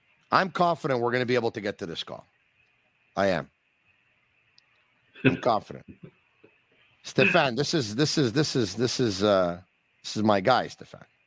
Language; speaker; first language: English; native; English